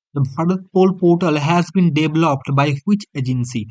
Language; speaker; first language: English; non-native, local second language; Bangla